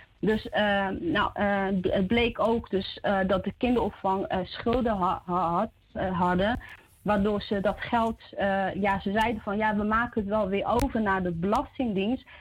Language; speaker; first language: Dutch; early bilingual, other home language; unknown